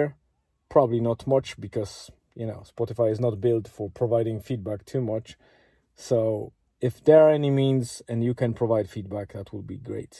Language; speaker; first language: English; non-native, fluent; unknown